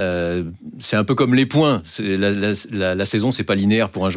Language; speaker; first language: French; native; French